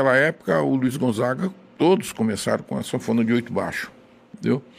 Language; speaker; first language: Portuguese; native; Portuguese